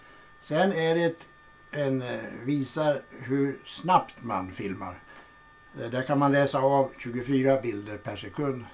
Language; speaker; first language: Swedish; native; Swedish